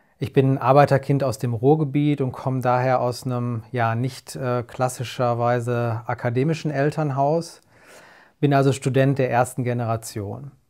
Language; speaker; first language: German; native; German